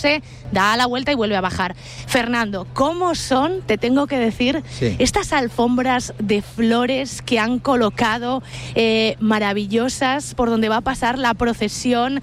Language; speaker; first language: Spanish; native; Spanish